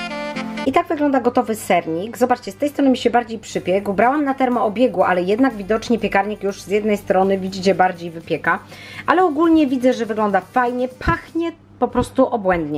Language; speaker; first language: Polish; native; Polish